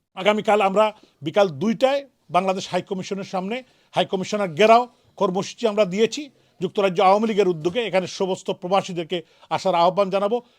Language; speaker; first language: Bangla; native; Bangla